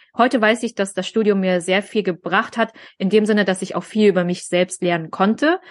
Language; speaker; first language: German; early bilingual, other home language; Vietnamese